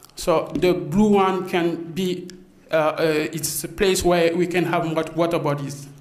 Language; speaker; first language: English; non-native, fluent; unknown